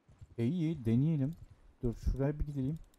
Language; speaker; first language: Turkish; native; Turkish